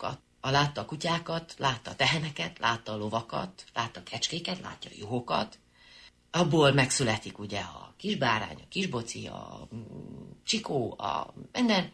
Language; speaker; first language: Hungarian; native; Hungarian